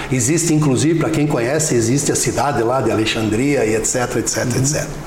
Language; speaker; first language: Portuguese; non-native, local second language; Venetian